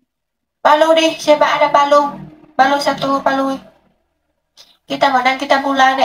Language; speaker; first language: Indonesian; non-native, learner; Vietnamese